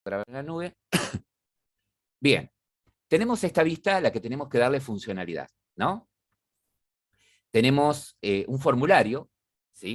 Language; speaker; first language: Spanish; native; Spanish